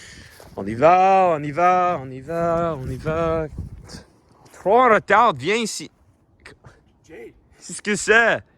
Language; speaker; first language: French; non-native, learner; English